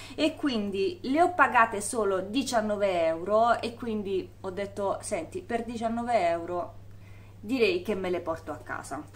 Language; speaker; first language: Italian; native; Italian